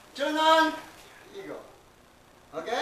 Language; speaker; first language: Korean; non-native, learner; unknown